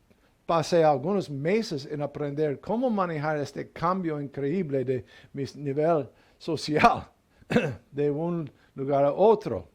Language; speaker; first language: Spanish; non-native, fluent; English